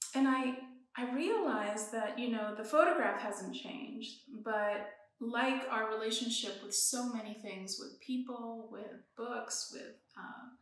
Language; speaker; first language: English; early bilingual, other home language; Persian